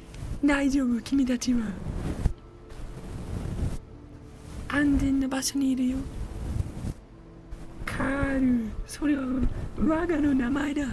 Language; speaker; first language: Japanese; non-native, learner; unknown